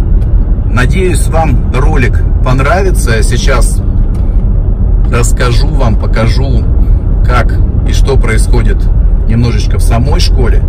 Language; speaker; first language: Russian; native; Russian